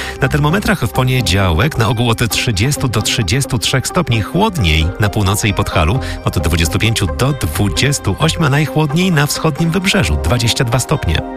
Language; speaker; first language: Polish; native; Polish